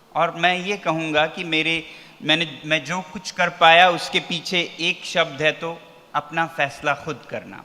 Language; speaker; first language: Hindi; non-native, local second language; Ladakhi